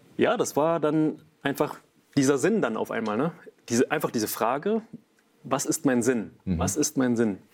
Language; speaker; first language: German; early bilingual, other home language; Vietnamese